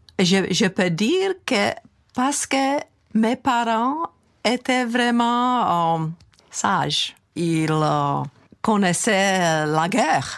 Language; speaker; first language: French; non-native, fluent; Czech